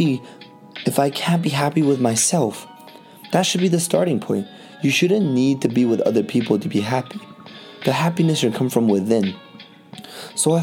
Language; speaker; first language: English; native; English